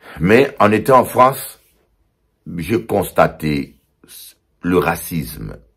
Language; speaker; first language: French; non-native, local second language; Lingala